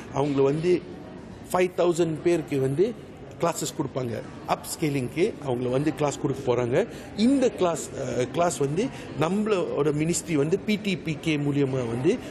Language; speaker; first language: Tamil; native; Tamil